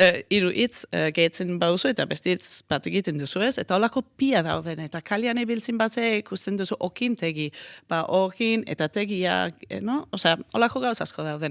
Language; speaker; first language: Basque; non-native, fluent; Danish